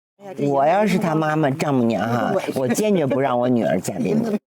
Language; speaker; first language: Chinese; native; Chinese